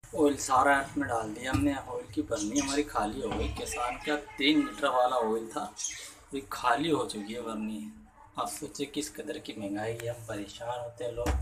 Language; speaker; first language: Urdu; native; Urdu